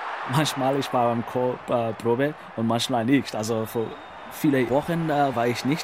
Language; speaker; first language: German; non-native, learner; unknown